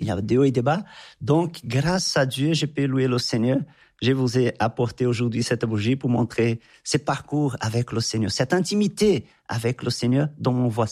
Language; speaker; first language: French; non-native, fluent; Portuguese